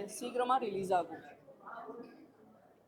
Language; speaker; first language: Tamil; non-native, fluent; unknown